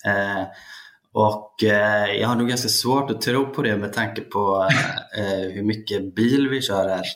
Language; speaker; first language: Swedish; early bilingual, other home language; Icelandic